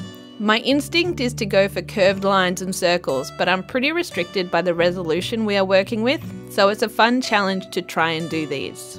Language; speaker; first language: English; native; English